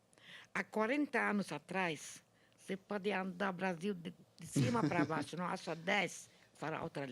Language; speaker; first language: Portuguese; non-native, learner; Arabic